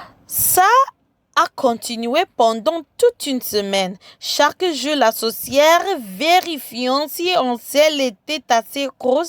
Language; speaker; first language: French; non-native, fluent; English